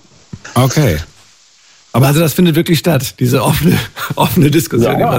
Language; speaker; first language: German; native; German